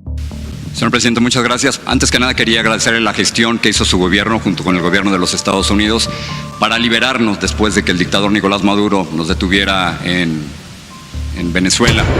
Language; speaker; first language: Spanish; native; Spanish